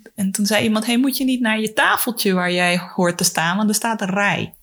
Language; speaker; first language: Dutch; early bilingual, other home language; Spanish